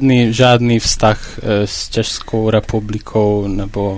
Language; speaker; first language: Czech; non-native, fluent; Hungarian